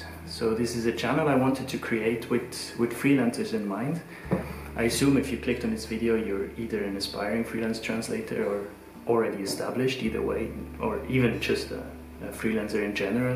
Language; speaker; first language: English; non-native, fluent; Swiss German